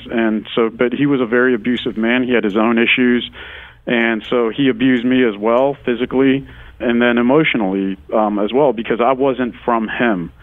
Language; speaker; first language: English; native; English